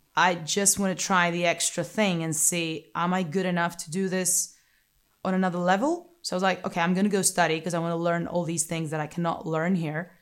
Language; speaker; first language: English; non-native, fluent; Greek